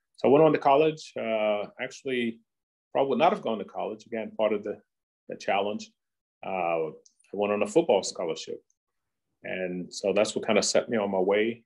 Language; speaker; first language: English; native; English